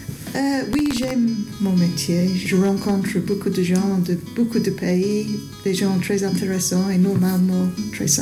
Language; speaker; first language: French; non-native, learner; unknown